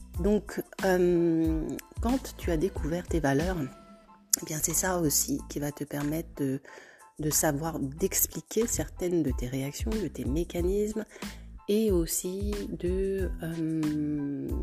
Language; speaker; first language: French; native; French